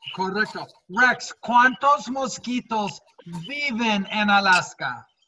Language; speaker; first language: Spanish; non-native, fluent; English